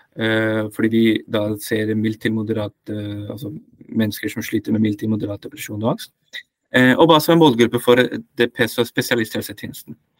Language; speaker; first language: Norwegian; early bilingual, other home language; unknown